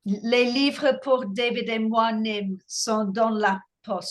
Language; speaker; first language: French; non-native, learner; English